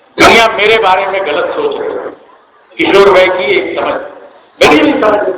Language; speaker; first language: Hindi; non-native, local second language; Bhojpuri